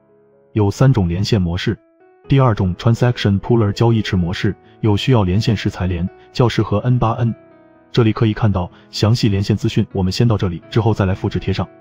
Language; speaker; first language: Chinese; native; Chinese